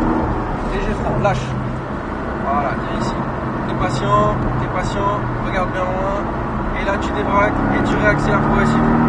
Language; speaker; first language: French; native; French